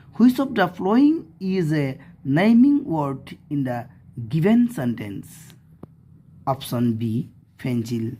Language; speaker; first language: English; non-native, local second language; Assamese